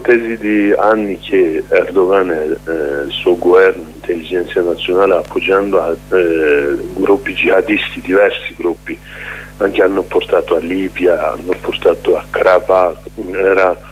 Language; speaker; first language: Italian; non-native, learner; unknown